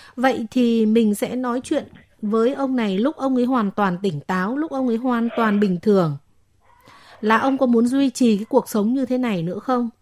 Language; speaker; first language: Vietnamese; native; Vietnamese